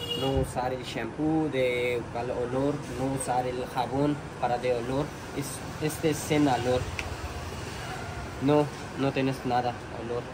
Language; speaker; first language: Spanish; non-native, learner; Urdu